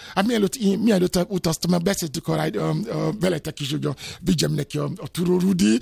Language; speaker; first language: Hungarian; non-native, fluent; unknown